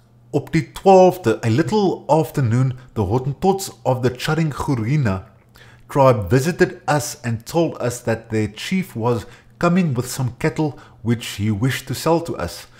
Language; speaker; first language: English; non-native, local second language; Afrikaans